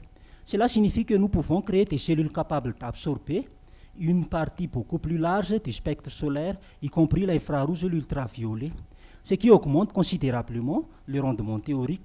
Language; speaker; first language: French; non-native, local second language; Malagasy